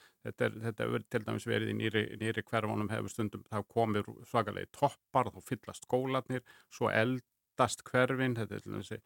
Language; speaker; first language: Icelandic; native; Icelandic